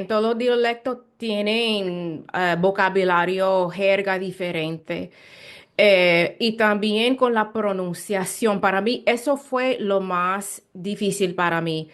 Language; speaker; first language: Spanish; non-native, learner; English